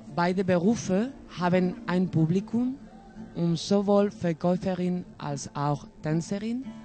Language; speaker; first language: German; non-native, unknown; Spanish